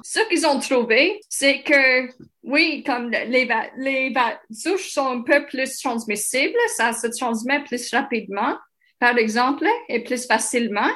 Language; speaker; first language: French; non-native, local second language; English